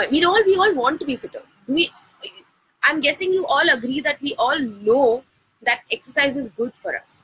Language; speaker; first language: English; non-native, local second language; Hindi